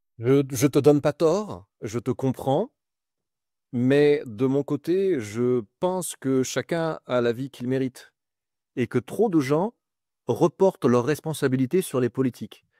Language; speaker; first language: French; native; French